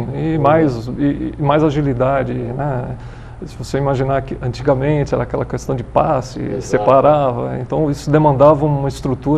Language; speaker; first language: Portuguese; native; Portuguese